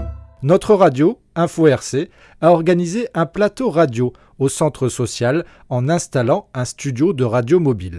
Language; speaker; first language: French; native; French